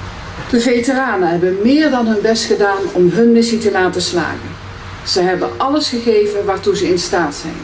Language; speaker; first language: Dutch; native; Dutch